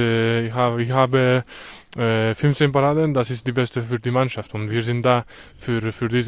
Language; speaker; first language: German; non-native, learner; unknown